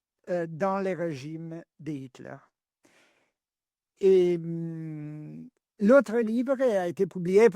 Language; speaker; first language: French; non-native, learner; Italian